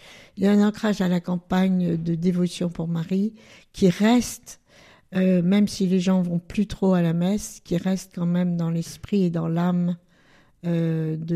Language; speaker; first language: French; native; French